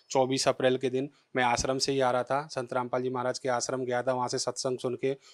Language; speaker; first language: Hindi; native; Hindi